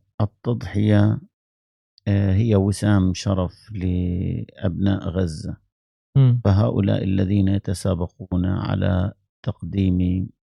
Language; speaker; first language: Arabic; native; Arabic